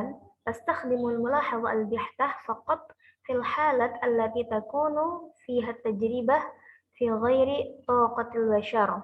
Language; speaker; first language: Arabic; non-native, learner; Indonesian